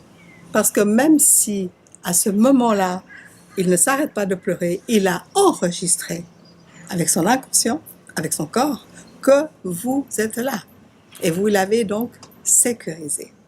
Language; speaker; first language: French; native; French